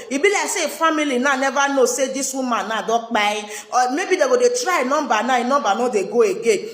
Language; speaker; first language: Nigerian Pidgin; native; Nigerian Pidgin